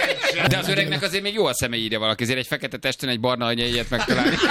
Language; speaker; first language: Hungarian; native; Hungarian